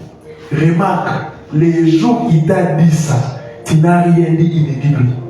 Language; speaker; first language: French; non-native, local second language; Lingala